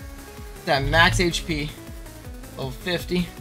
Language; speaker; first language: English; native; English